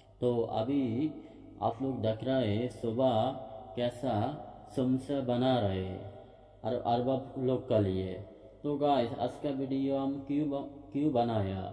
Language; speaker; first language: Hindi; non-native, learner; Bangla